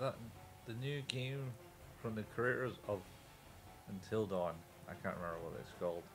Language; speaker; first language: English; native; English